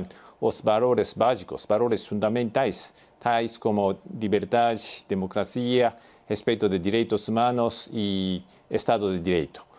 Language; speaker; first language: Portuguese; non-native, fluent; Japanese